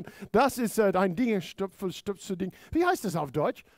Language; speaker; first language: German; non-native, fluent; English